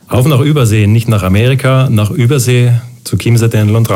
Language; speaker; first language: German; native; German